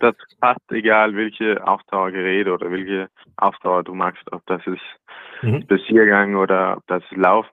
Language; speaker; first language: German; non-native, learner; Danish